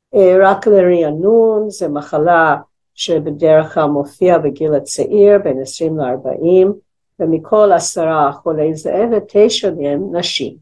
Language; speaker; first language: Hebrew; non-native, fluent; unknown